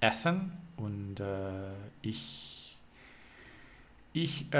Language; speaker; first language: German; non-native, learner; English